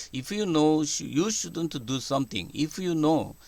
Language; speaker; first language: English; non-native, learner; Korean